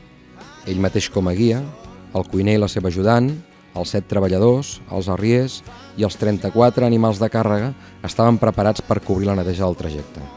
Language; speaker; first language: Catalan; native; Catalan